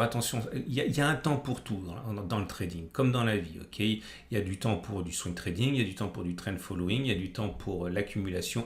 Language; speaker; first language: French; native; French